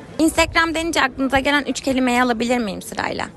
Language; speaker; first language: Turkish; native; Turkish